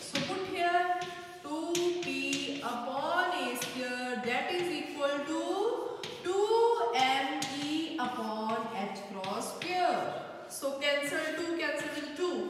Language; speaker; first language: English; non-native, local second language; Hindi